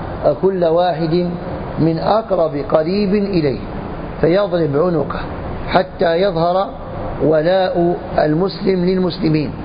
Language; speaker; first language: Arabic; native; Arabic